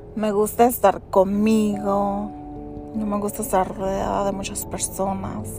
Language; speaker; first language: Spanish; early bilingual, heritage; Spanish